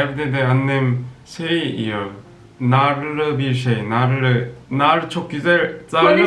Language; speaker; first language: Turkish; non-native, learner; Korean